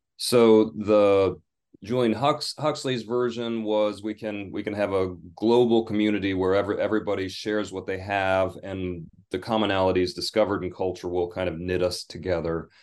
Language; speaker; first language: English; native; English